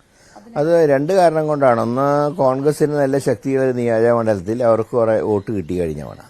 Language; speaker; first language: Malayalam; native; Malayalam